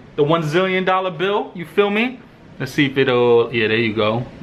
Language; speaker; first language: English; native; English